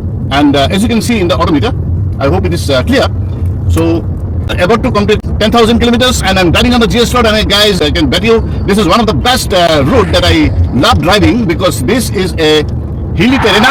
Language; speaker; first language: English; non-native, local second language; Bangla